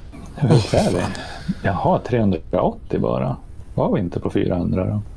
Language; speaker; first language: Swedish; native; Swedish